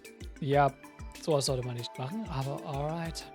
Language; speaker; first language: German; native; German